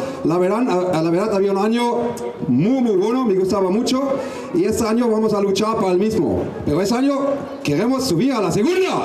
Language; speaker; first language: Spanish; non-native, learner; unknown